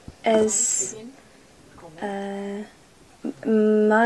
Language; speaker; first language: Spanish; non-native, learner; English